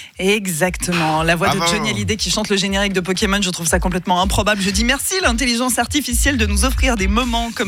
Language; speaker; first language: French; native; French